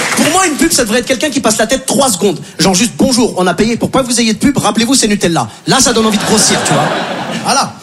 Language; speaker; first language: French; native; French